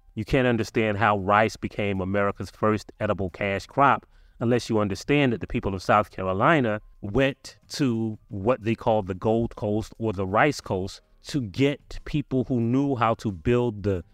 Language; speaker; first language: English; native; English